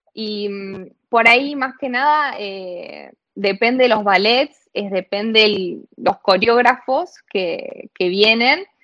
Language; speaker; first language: Spanish; native; Spanish